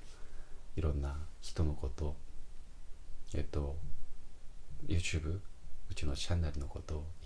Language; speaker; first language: Japanese; non-native, fluent; Korean